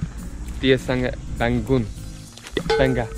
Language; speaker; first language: Indonesian; non-native, learner; English